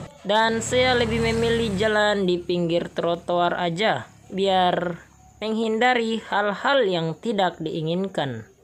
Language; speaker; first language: Indonesian; native; Indonesian